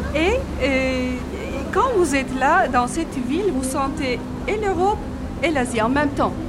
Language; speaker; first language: French; non-native, fluent; Turkish